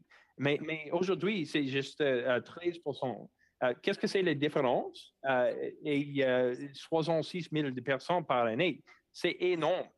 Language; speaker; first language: French; non-native, local second language; English